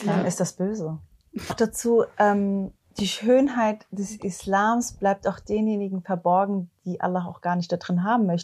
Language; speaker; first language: German; early bilingual, other home language; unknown